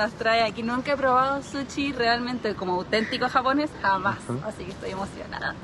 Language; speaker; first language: Spanish; native; Spanish